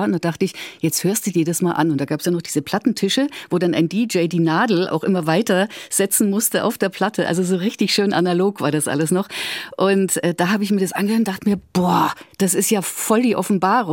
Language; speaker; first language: German; native; German